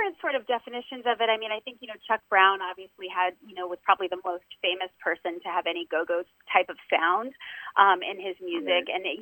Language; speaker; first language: English; native; English